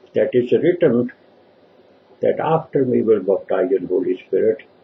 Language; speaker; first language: English; non-native, local second language; Punjabi